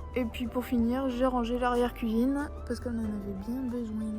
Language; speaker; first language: French; native; French